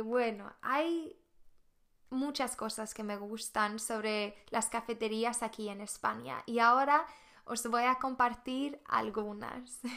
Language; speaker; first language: Spanish; non-native, fluent; Swedish